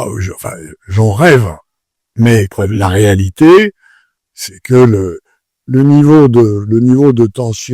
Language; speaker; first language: French; native; French